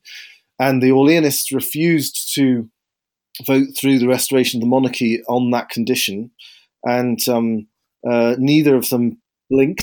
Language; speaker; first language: English; native; English